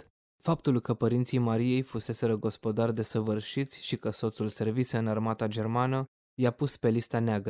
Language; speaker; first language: Romanian; native; Romanian